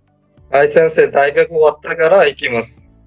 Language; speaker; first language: Japanese; non-native, learner; Bangla